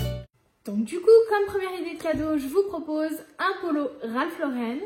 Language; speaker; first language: French; native; French